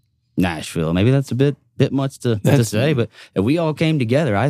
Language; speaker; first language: English; native; English